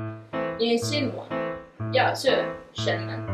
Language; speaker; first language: Chinese; non-native, learner; Portuguese